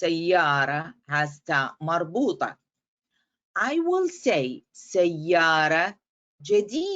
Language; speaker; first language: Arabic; non-native, fluent; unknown